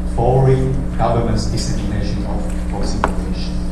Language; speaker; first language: English; non-native, fluent; Chinese